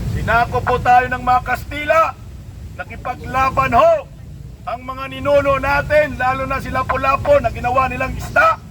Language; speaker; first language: Filipino; non-native, local second language; Cebuano